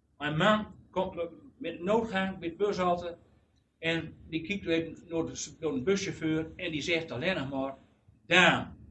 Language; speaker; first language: Dutch; native; Dutch